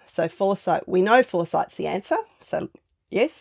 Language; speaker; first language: English; native; English